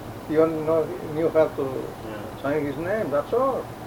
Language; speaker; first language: English; non-native, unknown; Spanish